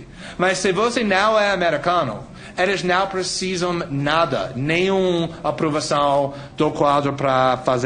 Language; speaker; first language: Portuguese; non-native, fluent; English